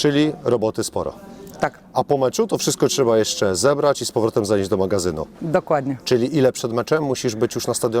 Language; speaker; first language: Polish; native; Polish